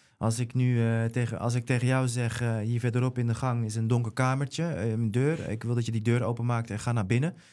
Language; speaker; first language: Dutch; native; Dutch